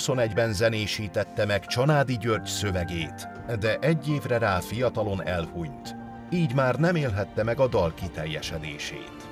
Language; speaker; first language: Hungarian; native; Hungarian